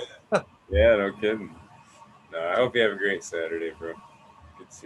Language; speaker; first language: English; native; English